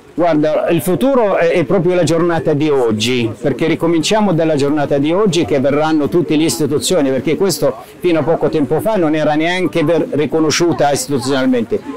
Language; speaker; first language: Italian; non-native, fluent; Arabic